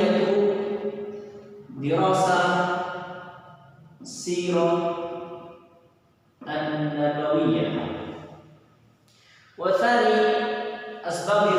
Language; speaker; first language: Arabic; non-native, fluent; Indonesian